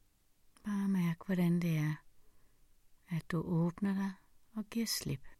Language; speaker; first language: Danish; native; Danish